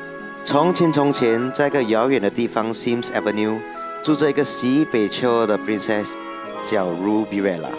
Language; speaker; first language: Chinese; native; Chinese